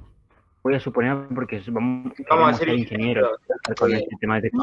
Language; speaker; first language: Spanish; native; Spanish